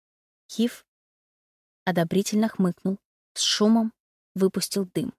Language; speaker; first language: Russian; native; Russian